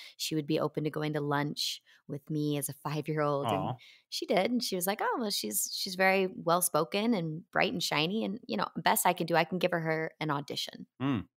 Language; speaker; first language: English; native; English